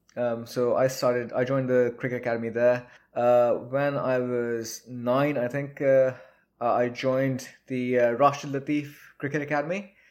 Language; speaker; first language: English; non-native, local second language; Urdu